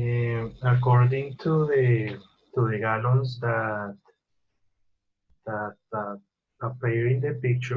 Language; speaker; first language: English; non-native, learner; Spanish